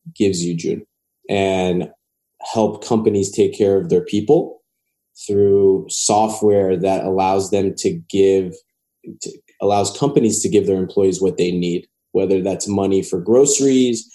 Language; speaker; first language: English; native; English